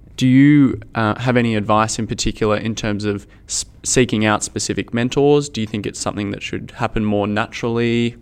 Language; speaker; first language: English; native; English